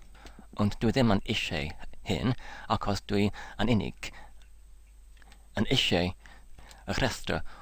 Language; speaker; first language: Welsh; non-native, learner; English